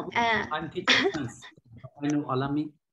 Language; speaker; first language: English; non-native, fluent; Turkish